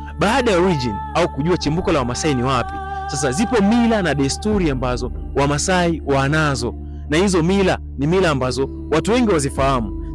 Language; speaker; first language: Swahili; native; Swahili